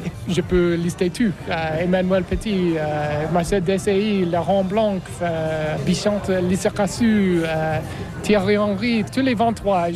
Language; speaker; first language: French; non-native, learner; English